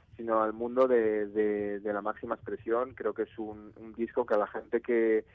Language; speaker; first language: Spanish; native; Spanish